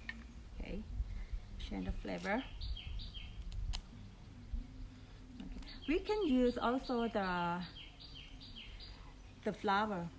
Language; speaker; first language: English; non-native, learner; Thai